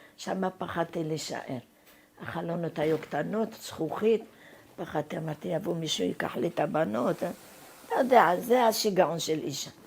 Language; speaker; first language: Hebrew; non-native, fluent; Arabic